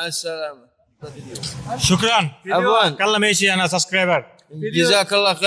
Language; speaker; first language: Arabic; non-native, learner; Bangla